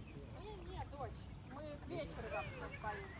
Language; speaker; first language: Russian; non-native, fluent; Mongolian